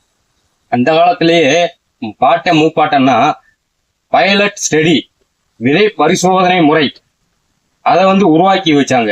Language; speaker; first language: Tamil; native; Tamil